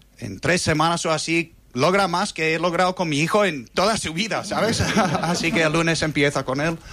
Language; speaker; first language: Spanish; non-native, fluent; English